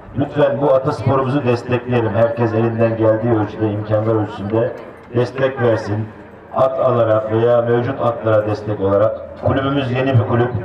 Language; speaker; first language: Turkish; native; Turkish